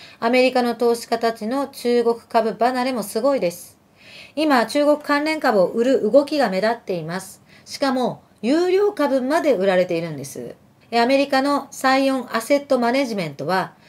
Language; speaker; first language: Japanese; early bilingual, other home language; Arabic